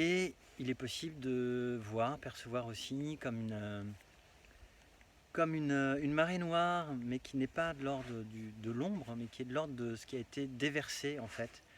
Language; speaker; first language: French; native; French